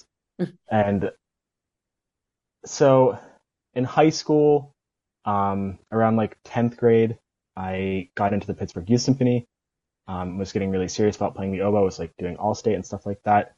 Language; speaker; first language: English; native; English